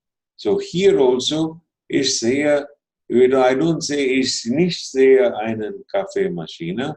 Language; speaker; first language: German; non-native, fluent; Telugu